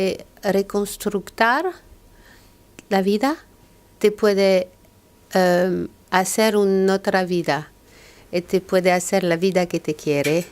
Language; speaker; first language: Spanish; non-native, learner; French